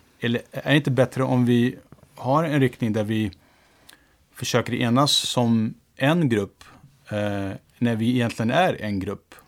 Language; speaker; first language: Swedish; early bilingual, other home language; Turoyo